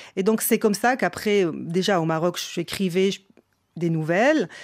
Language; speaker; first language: French; non-native, local second language; Arabic